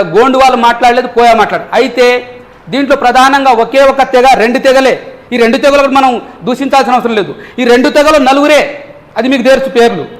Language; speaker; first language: Telugu; non-native, local second language; Lambadi